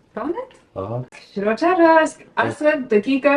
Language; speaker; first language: Amharic; non-native, learner; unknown